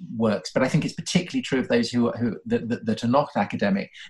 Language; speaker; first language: English; native; English